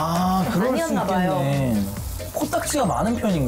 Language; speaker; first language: Korean; native; Korean